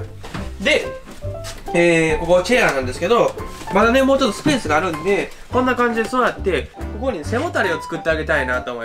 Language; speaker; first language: Japanese; native; Japanese